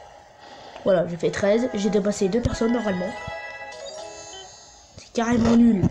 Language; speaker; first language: French; native; French